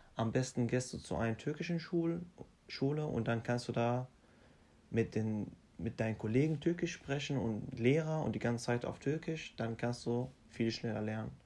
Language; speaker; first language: German; non-native, fluent; Arabic